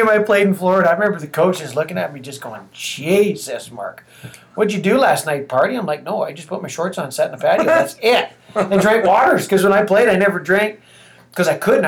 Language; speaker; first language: English; native; English